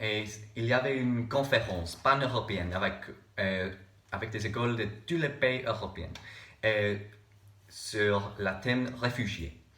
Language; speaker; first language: French; non-native, learner; English